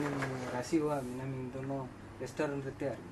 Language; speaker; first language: Japanese; non-native, learner; Tamil